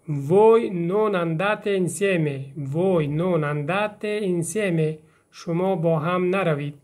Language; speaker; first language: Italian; non-native, fluent; Persian